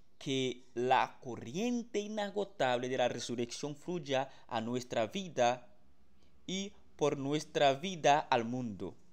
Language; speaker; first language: Spanish; non-native, fluent; Haitian Creole